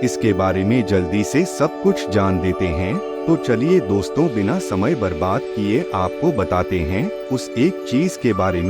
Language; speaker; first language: Hindi; native; Hindi